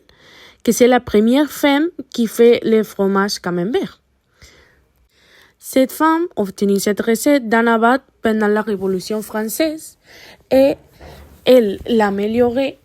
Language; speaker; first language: French; non-native, learner; Spanish